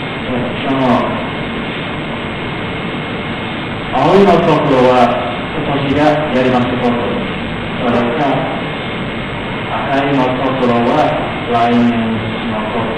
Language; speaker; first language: Japanese; non-native, learner; Thai